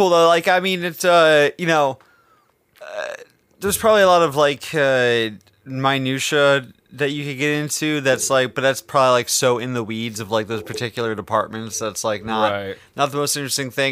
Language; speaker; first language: English; native; English